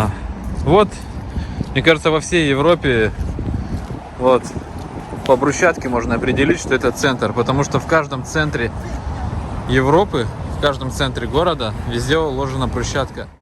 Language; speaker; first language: Russian; native; Russian